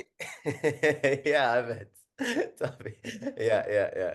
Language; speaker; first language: Turkish; non-native, learner; Arabic